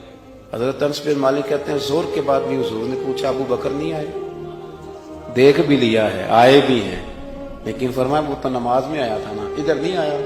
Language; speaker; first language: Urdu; non-native, local second language; Punjabi